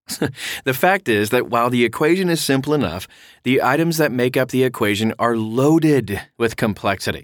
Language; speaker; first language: English; native; English